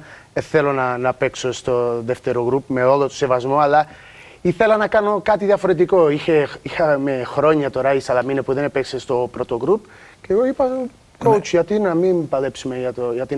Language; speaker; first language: Greek; non-native, learner; Portuguese